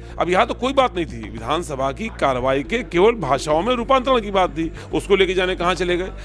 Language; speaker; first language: Hindi; native; Hindi